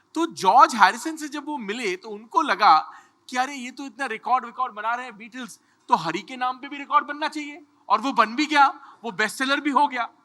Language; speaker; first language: Hindi; non-native, local second language; Bangla